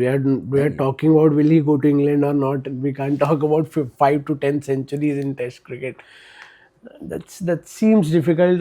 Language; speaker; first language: English; non-native, local second language; Hindi